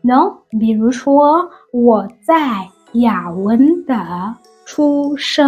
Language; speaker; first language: Chinese; non-native, fluent; French